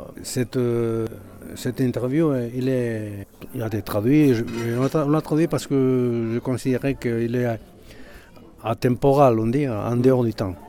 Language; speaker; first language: French; non-native, fluent; Basque